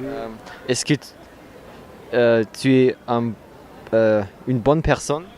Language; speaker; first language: French; non-native, learner; German